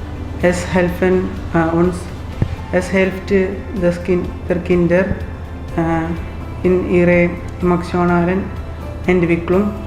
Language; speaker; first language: German; non-native, learner; Malayalam